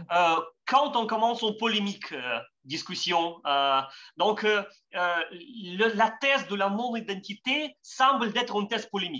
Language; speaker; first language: French; non-native, fluent; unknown